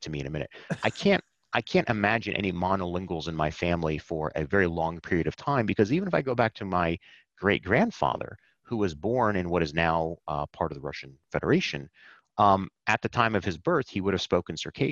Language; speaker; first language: English; native; English